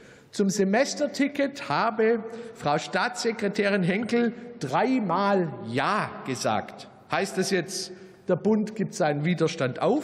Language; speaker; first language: German; native; German